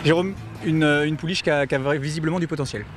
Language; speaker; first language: French; native; French